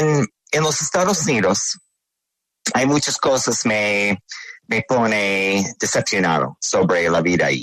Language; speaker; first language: Spanish; non-native, learner; English